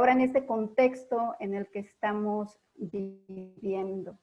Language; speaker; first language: Spanish; native; Spanish